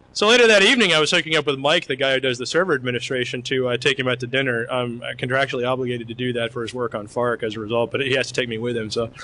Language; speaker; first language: English; native; English